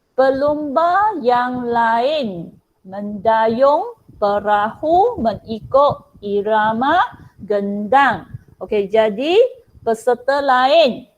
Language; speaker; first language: Malay; non-native, local second language; Chinese